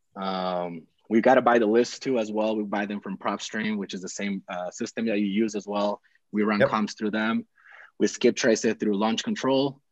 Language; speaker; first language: English; early bilingual, other home language; Spanish